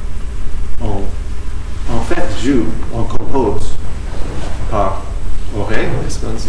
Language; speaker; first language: French; non-native, fluent; English